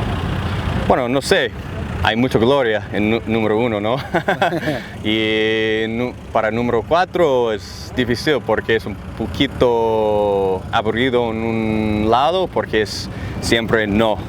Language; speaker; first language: Spanish; non-native, learner; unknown